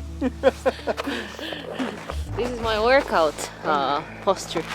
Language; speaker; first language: English; non-native, learner; Korean